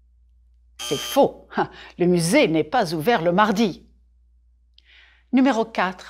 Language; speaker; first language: French; non-native, fluent; English